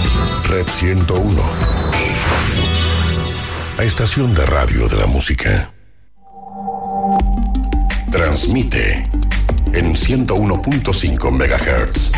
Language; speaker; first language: Spanish; native; Spanish